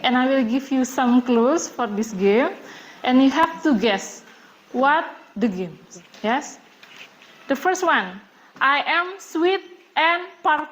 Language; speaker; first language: English; non-native, learner; Indonesian